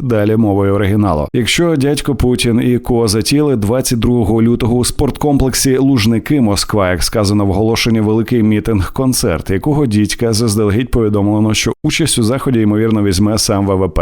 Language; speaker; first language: Ukrainian; native; Ukrainian